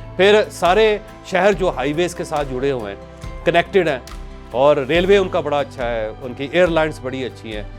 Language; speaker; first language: Urdu; non-native, local second language; Punjabi